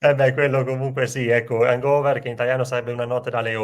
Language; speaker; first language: Italian; native; Italian